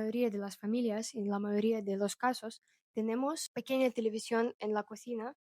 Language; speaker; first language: Spanish; non-native, fluent; Russian